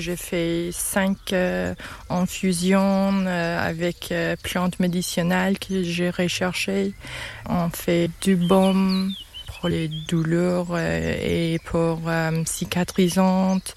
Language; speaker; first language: French; non-native, learner; English